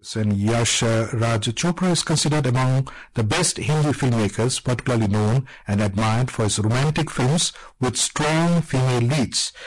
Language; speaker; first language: English; non-native, local second language; Bangla